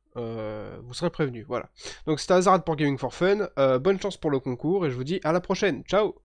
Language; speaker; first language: French; native; French